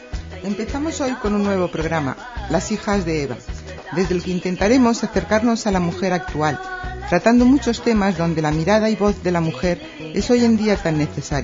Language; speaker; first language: Spanish; native; Spanish